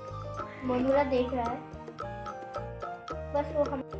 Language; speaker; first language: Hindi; non-native, local second language; Bangla